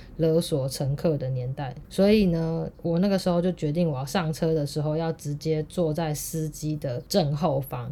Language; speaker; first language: Chinese; native; Chinese